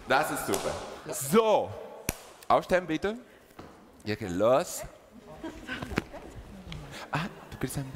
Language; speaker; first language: German; non-native, learner; Spanish